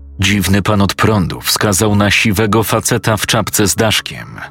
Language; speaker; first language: Polish; native; Polish